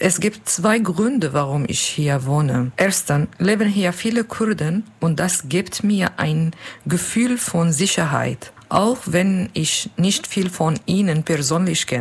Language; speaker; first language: German; non-native, learner; Kurdish